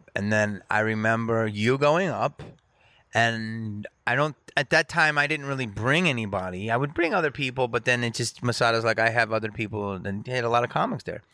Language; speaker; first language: English; native; English